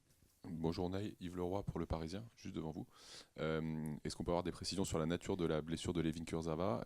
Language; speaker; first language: French; native; French